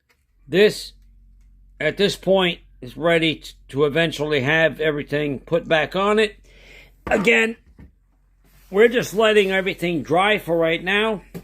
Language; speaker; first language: English; native; English